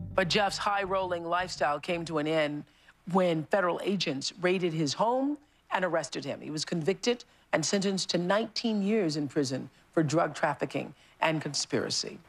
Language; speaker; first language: English; native; English